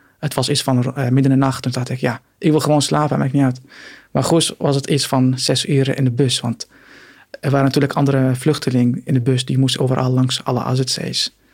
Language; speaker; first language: Dutch; non-native, fluent; Arabic